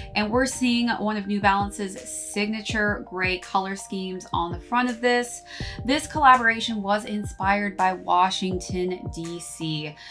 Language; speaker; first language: English; native; English